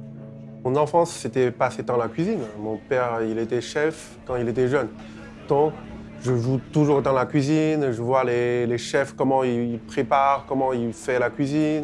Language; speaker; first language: French; non-native, fluent; Chinese